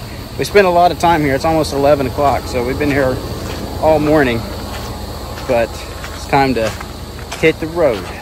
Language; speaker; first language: English; native; English